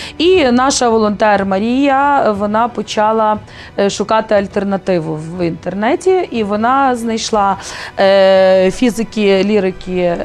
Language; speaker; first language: Ukrainian; native; Ukrainian